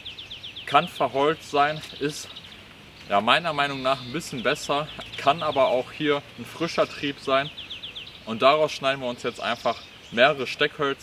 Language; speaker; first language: German; native; German